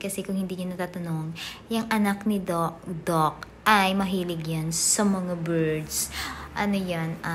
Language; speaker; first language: Filipino; native; Filipino